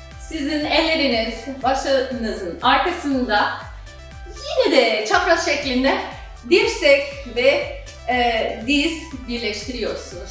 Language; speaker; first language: Turkish; non-native, fluent; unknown